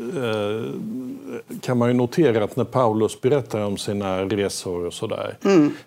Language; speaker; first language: Swedish; native; Swedish